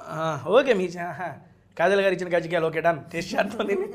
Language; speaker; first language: Telugu; native; Telugu